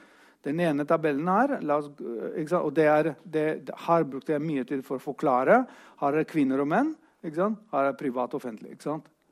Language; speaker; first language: Norwegian; non-native, fluent; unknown